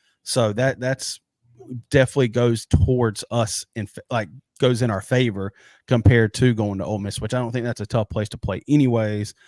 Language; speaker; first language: English; native; English